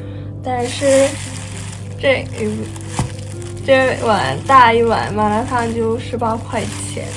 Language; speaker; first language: Chinese; non-native, fluent; Japanese